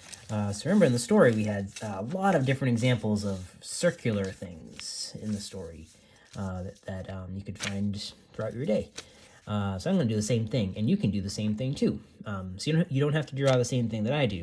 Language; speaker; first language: English; native; English